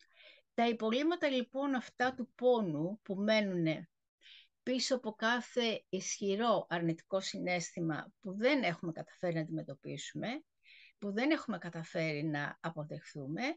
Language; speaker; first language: Greek; native; Greek